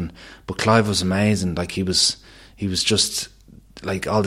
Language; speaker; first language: English; native; English